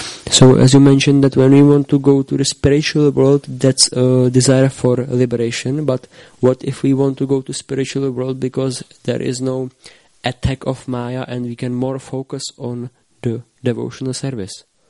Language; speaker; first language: English; non-native, fluent; Czech